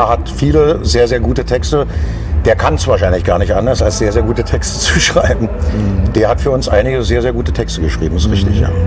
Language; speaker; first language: German; native; German